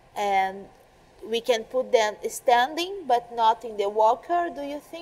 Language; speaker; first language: English; non-native, learner; Portuguese